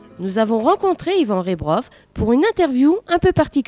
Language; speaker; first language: French; native; French